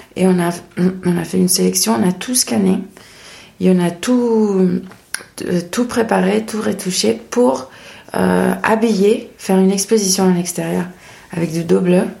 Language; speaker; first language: French; non-native, fluent; Spanish